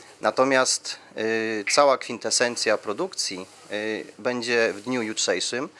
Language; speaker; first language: Polish; native; Polish